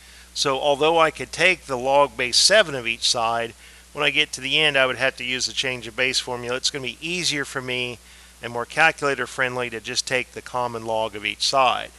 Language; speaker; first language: English; native; English